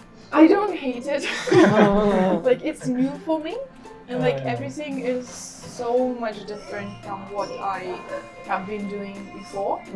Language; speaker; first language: English; non-native, fluent; Ukrainian